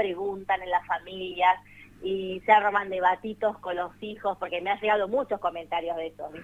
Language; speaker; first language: Spanish; native; Spanish